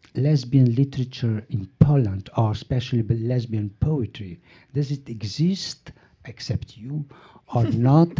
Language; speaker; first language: English; non-native, fluent; Slovenian